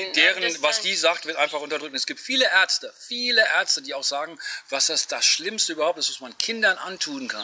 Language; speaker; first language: German; native; German